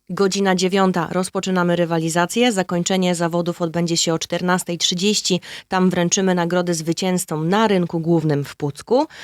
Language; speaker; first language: Polish; native; Polish